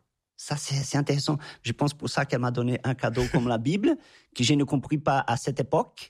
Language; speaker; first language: French; non-native, fluent; Portuguese